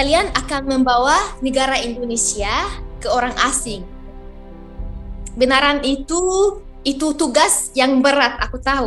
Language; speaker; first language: Indonesian; non-native, fluent; Arabic